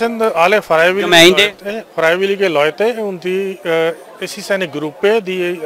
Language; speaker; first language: German; non-native, fluent; Punjabi